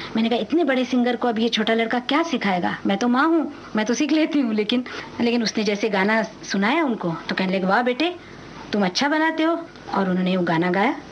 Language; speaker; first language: Hindi; non-native, local second language; Marathi